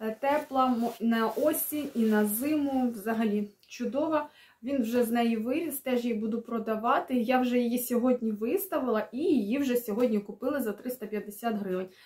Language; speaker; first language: Ukrainian; non-native, local second language; Russian